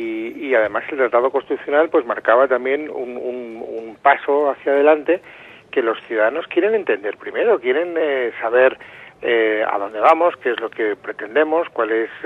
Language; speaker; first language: Spanish; native; Spanish